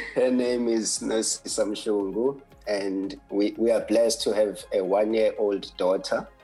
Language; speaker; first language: English; non-native, local second language; Zulu